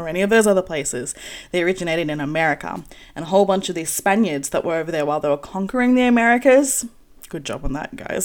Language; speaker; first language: English; native; English